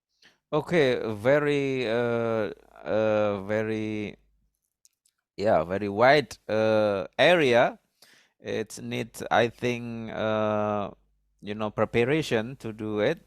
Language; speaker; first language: English; non-native, learner; Indonesian